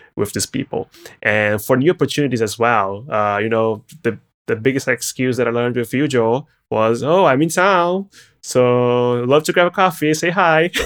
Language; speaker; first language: English; non-native, fluent; Portuguese